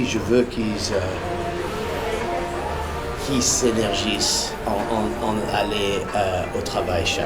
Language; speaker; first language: French; early bilingual, heritage; English